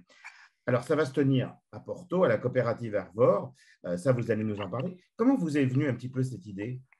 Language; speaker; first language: French; native; French